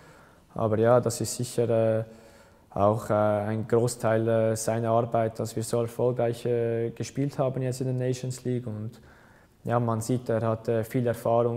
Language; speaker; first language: German; early bilingual, other home language; Albanian